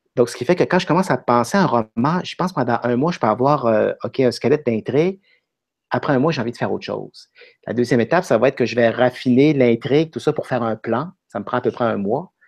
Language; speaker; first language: French; native; French